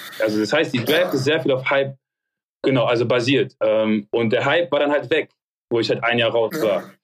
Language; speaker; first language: German; early bilingual, other home language; French